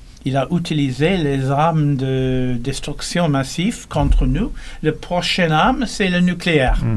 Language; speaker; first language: French; non-native, learner; English